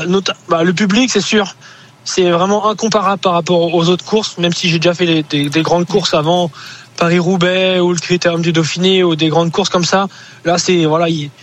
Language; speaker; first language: French; native; French